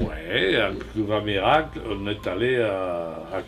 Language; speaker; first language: French; non-native, fluent; Spanish